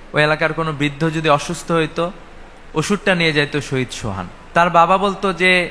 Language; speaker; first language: Bangla; native; Bangla